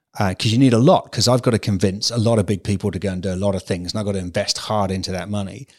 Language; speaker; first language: English; native; English